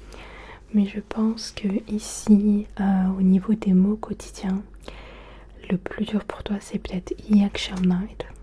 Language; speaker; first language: French; early bilingual, other home language; Turkish